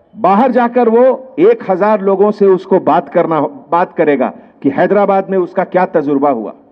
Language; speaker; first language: Hindi; non-native, local second language; Telugu